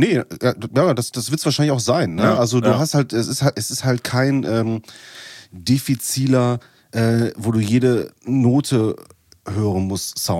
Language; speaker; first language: German; native; German